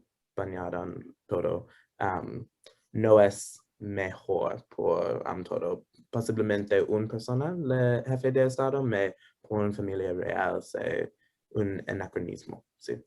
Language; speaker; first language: Spanish; non-native, learner; English